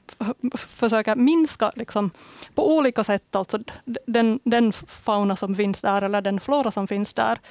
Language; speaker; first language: Swedish; native; Swedish